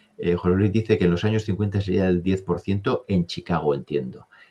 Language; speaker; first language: Spanish; native; Spanish